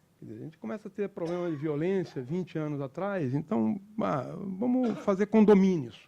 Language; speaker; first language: Portuguese; native; Portuguese